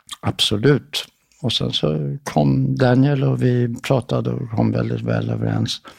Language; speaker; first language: Swedish; native; Swedish